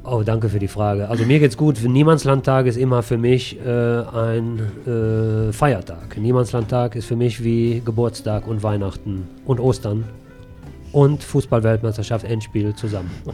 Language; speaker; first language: German; native; German